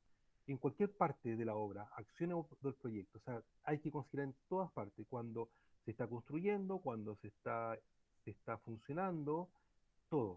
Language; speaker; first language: Spanish; native; Spanish